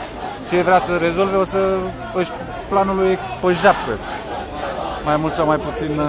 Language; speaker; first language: Romanian; native; Romanian